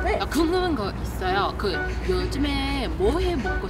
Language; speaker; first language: Korean; non-native, learner; English